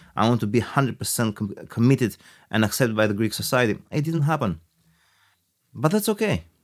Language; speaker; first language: English; early bilingual, other home language; Albanian